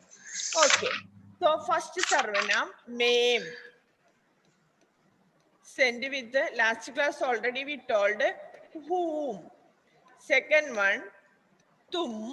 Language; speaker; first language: English; non-native, local second language; Malayalam